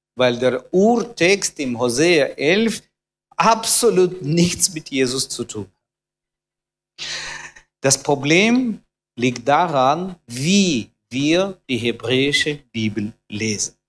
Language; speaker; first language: German; non-native, fluent; Russian